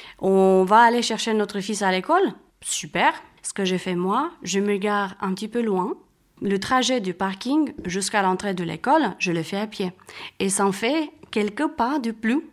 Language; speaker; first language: French; non-native, fluent; Romanian